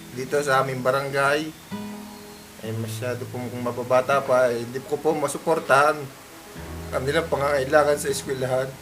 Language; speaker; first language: Filipino; native; Filipino